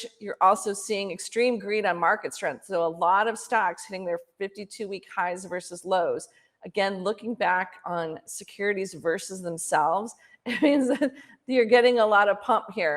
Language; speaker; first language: English; native; English